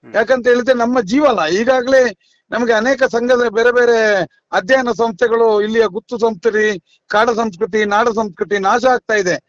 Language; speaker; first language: Kannada; non-native, local second language; Tulu